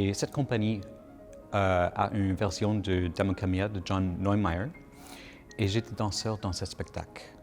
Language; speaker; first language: French; non-native, local second language; English